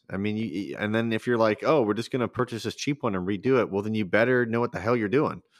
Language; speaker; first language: English; native; English